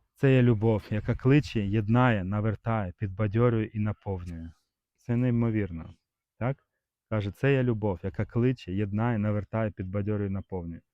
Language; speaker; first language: Ukrainian; native; Ukrainian